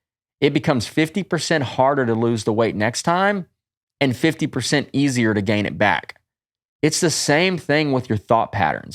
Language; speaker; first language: English; native; English